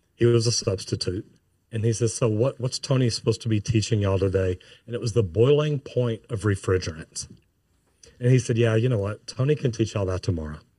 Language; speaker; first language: English; native; English